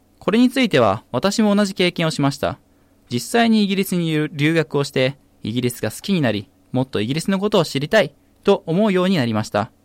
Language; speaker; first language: Japanese; native; Japanese